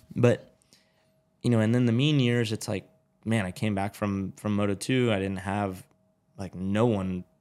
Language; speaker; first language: English; native; English